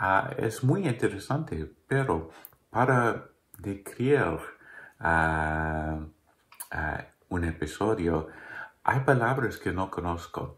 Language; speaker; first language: Spanish; non-native, learner; English